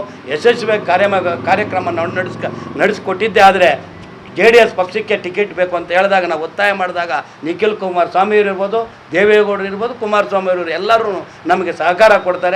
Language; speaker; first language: Kannada; native; Kannada